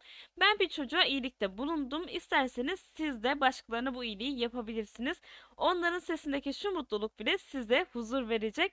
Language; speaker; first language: Turkish; native; Turkish